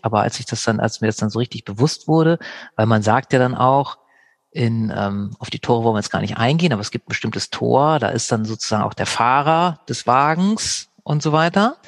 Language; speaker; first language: German; native; German